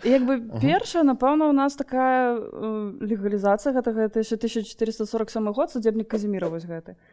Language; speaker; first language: Belarusian; non-native, local second language; Russian